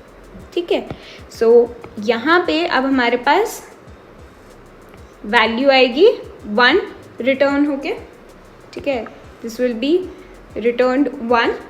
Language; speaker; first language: Hindi; native; Hindi